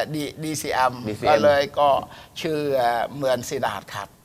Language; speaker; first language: Thai; non-native, fluent; Khmer